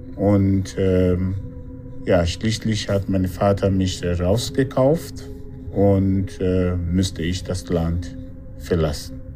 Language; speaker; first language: German; non-native, fluent; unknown